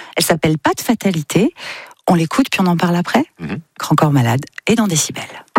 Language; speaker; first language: French; native; French